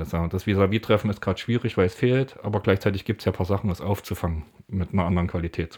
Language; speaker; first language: German; native; German